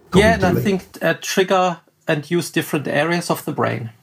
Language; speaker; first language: English; non-native, fluent; German